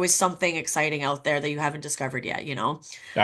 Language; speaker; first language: English; native; English